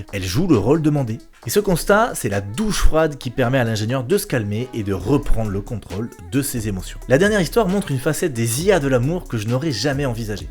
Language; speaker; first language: French; native; French